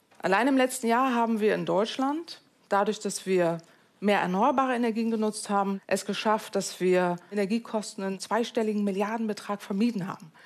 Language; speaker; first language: German; native; German